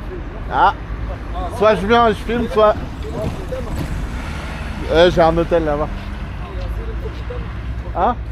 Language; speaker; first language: French; native; French